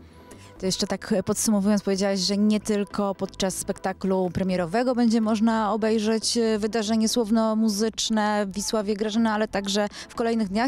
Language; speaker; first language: Polish; native; Polish